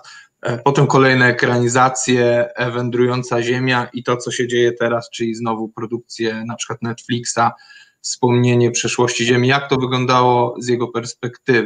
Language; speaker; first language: Polish; native; Polish